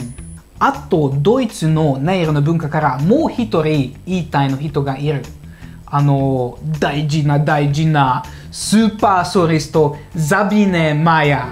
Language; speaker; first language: Japanese; non-native, fluent; Hungarian